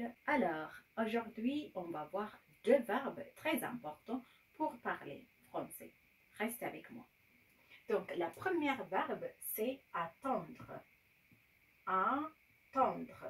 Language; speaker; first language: French; non-native, fluent; Amharic